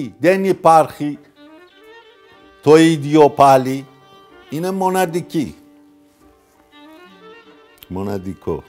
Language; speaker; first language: Greek; non-native, fluent; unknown